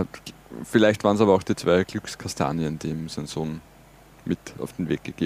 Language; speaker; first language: German; native; German